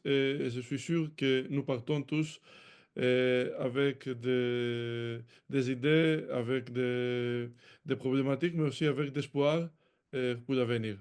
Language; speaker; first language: French; non-native, fluent; Greek